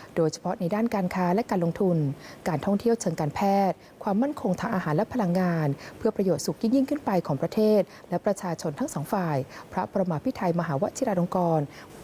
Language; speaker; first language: Thai; native; Thai